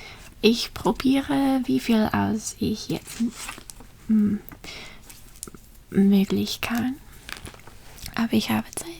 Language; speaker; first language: German; non-native, learner; English